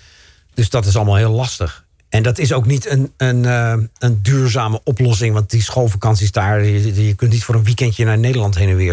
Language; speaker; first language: Dutch; native; Dutch